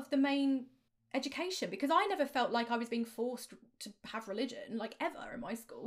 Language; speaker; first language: English; native; English